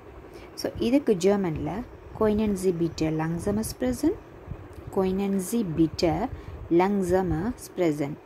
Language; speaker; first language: German; non-native, learner; Tamil